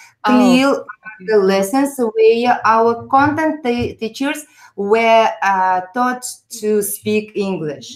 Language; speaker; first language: English; non-native, fluent; Uzbek